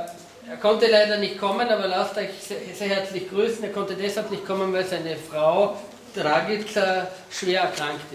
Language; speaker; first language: German; non-native, fluent; Slovenian